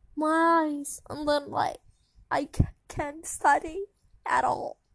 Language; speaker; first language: English; non-native, learner; Indonesian